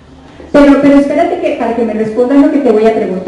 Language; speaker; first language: Spanish; native; Spanish